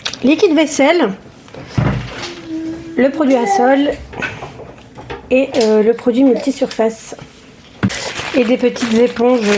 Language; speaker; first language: French; native; French